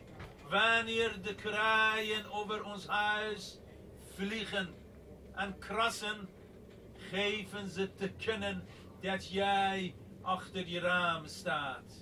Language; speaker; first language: Dutch; non-native, fluent; Persian